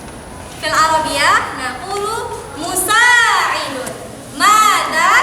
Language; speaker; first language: Arabic; non-native, fluent; Indonesian